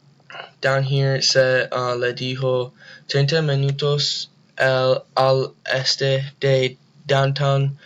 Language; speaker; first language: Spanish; non-native, learner; English